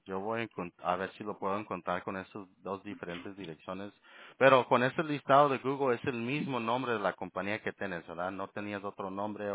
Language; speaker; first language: Spanish; early bilingual, heritage; Spanish